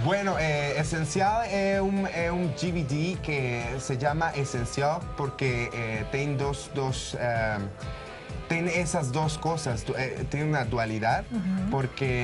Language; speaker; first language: Portuguese; non-native, learner; Spanish